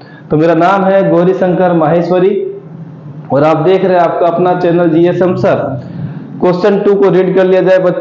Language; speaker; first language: Hindi; native; Hindi